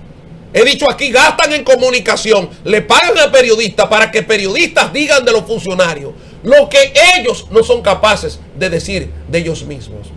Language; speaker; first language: Spanish; native; Spanish